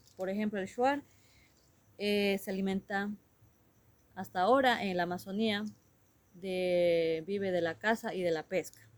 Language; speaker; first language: Spanish; non-native, local second language; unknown